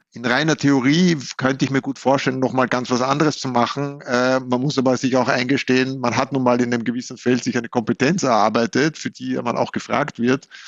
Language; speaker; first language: German; native; German